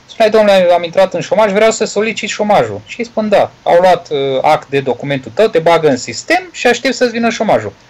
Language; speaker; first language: Romanian; native; Romanian